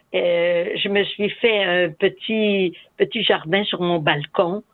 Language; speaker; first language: French; native; French